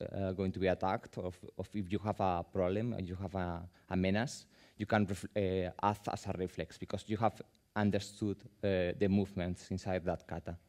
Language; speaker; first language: English; non-native, fluent; Spanish